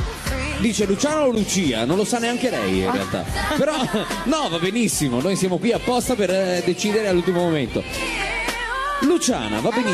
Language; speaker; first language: Italian; native; Italian